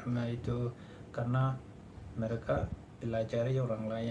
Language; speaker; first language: Indonesian; non-native, fluent; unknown